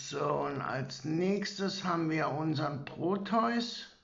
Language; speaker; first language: German; native; German